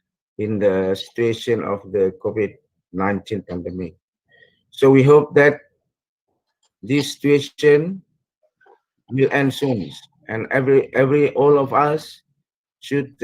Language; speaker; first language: English; non-native, fluent; Indonesian